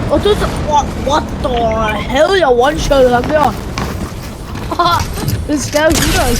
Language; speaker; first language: Danish; native; Danish